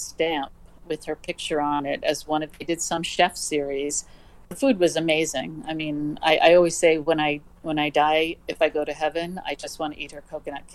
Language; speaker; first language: English; native; English